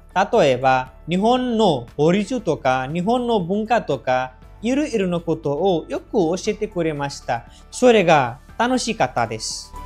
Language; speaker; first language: Japanese; non-native, learner; Nepali